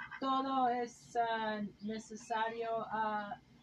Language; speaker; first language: Spanish; non-native, learner; English